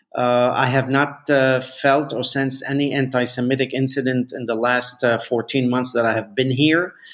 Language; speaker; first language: English; non-native, fluent; Arabic